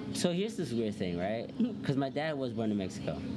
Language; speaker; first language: English; native; English